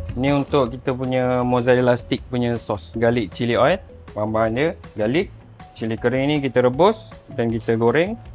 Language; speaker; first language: Malay; native; Malay